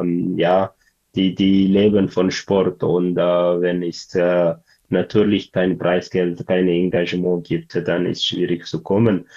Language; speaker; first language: German; non-native, learner; Tigrinya